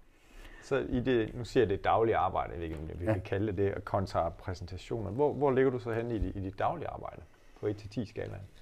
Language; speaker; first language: Danish; native; Danish